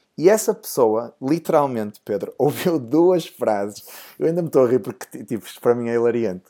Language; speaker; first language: Portuguese; native; Portuguese